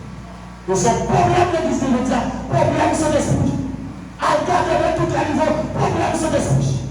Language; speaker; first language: French; non-native, local second language; Haitian Creole